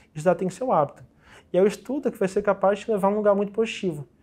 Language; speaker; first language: Portuguese; native; Portuguese